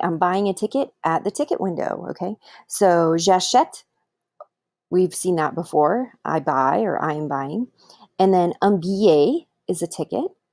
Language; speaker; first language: English; native; English